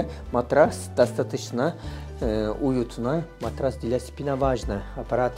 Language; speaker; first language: Russian; non-native, fluent; Turkish